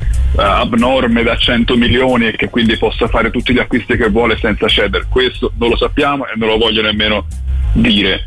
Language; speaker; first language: Italian; native; Italian